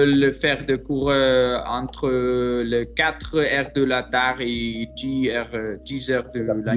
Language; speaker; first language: French; non-native, learner; Greek